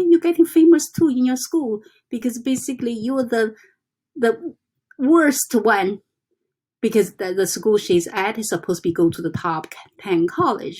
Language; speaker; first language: English; non-native, fluent; Chinese